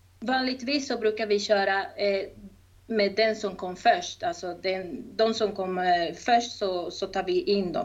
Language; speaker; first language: Swedish; non-native, fluent; Spanish